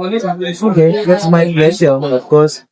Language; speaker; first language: English; non-native, fluent; Indonesian